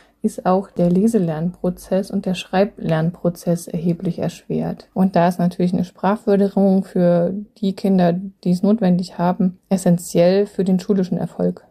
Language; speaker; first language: German; native; German